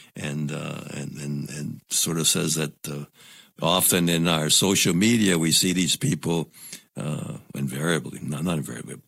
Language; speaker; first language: English; non-native, local second language; Spanish